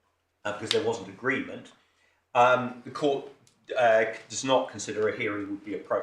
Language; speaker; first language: English; native; English